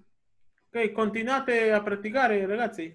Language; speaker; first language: Italian; non-native, fluent; Spanish